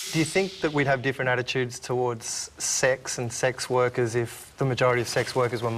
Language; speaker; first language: English; native; English